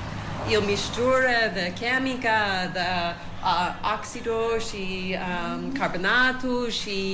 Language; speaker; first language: Portuguese; non-native, learner; English